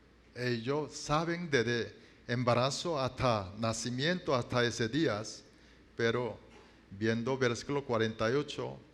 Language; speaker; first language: Spanish; non-native, learner; Korean